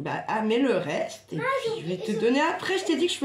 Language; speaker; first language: French; native; French